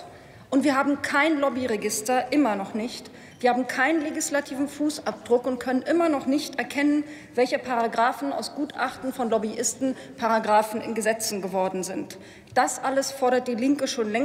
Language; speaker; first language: German; native; German